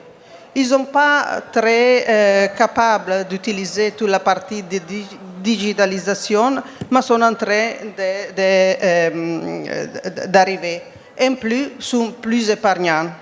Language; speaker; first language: French; non-native, fluent; Italian